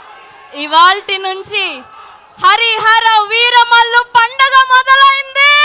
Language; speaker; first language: Telugu; native; Telugu